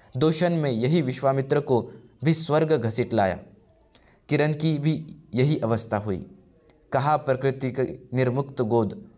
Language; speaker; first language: Hindi; non-native, local second language; Marathi